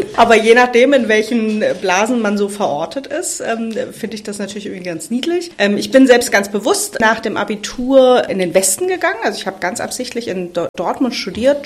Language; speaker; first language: German; native; German